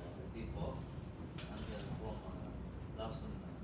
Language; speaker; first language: English; non-native, learner; Arabic